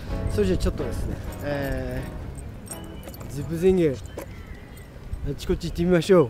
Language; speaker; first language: Japanese; native; Japanese